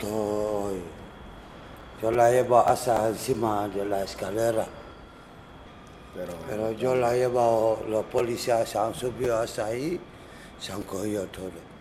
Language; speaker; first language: Spanish; non-native, learner; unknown